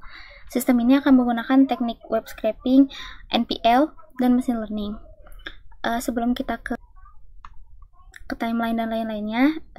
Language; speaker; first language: Indonesian; native; Indonesian